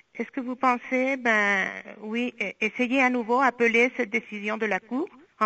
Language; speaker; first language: French; non-native, fluent; Spanish